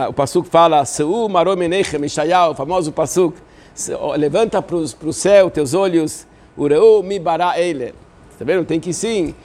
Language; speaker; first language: Portuguese; non-native, fluent; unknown